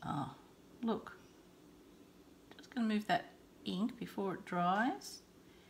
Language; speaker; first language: English; native; English